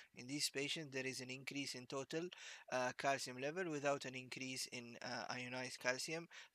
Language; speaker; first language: English; non-native, fluent; Arabic